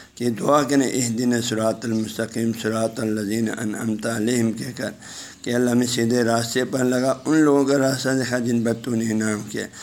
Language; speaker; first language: Urdu; non-native, local second language; Balti